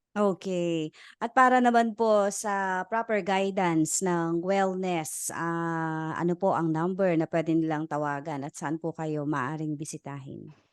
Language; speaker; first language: Filipino; native; Filipino